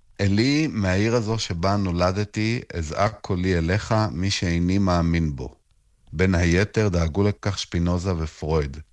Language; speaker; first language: Hebrew; native; Hebrew